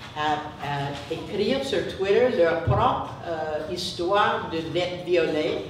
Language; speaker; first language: French; non-native, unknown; English